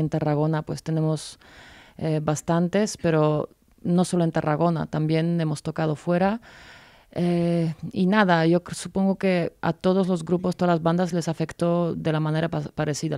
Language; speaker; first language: Spanish; non-native, fluent; Polish